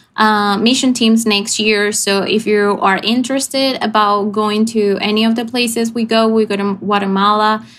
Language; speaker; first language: English; non-native, fluent; Spanish